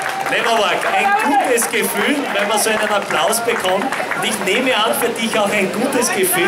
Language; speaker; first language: German; native; German